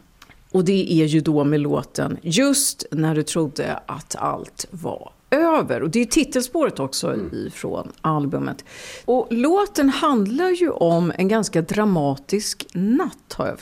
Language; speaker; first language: Swedish; native; Swedish